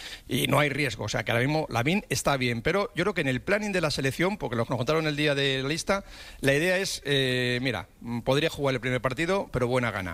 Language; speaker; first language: Spanish; native; Spanish